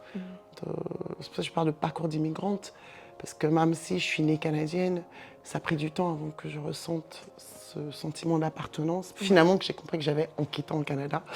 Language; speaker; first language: French; native; French